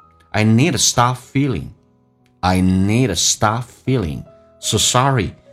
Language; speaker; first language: English; non-native, fluent; Chinese